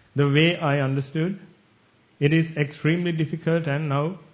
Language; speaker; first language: English; non-native, local second language; Sinhala